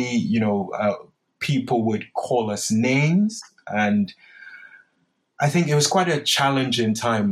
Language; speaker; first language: English; non-native, local second language; Yoruba